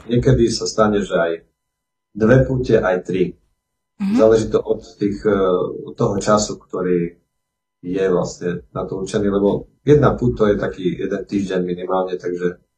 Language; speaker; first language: Slovak; native; Slovak